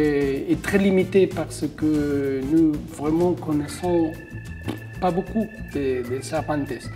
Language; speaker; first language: French; non-native, fluent; Spanish